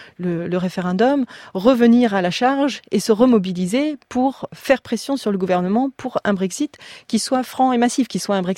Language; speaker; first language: French; native; French